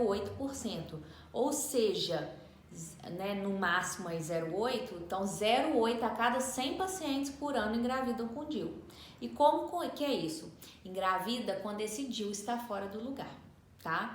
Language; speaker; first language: Portuguese; native; Portuguese